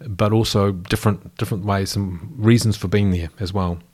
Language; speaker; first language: English; native; English